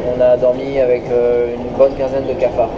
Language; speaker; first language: French; native; French